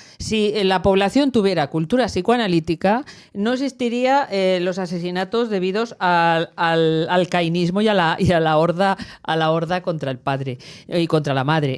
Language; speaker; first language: Spanish; native; Spanish